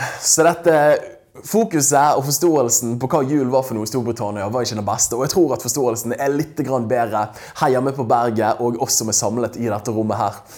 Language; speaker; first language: Norwegian; native; Norwegian